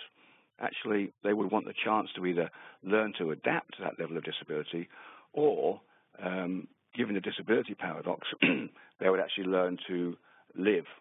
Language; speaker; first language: English; native; English